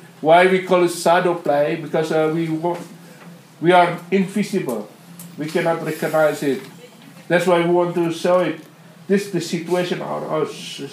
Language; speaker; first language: English; non-native, learner; Indonesian